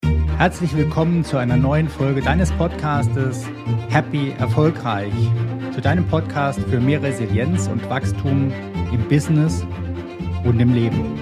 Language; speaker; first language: German; native; German